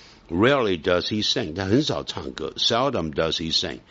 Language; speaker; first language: English; non-native, fluent; Chinese